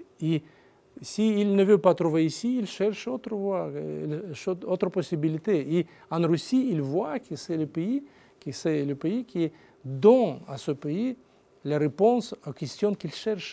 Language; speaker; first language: French; non-native, learner; Russian